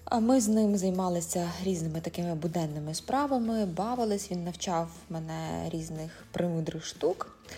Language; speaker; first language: Ukrainian; native; Ukrainian